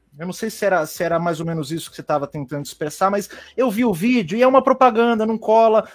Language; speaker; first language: Portuguese; native; Portuguese